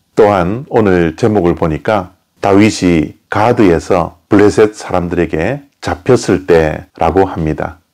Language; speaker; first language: Korean; native; Korean